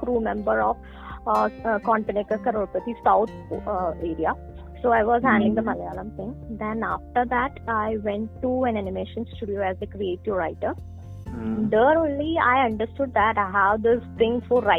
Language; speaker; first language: English; non-native, local second language; Malayalam